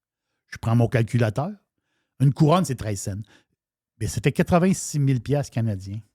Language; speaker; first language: French; native; French